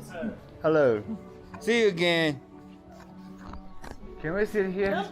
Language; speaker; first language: English; non-native, learner; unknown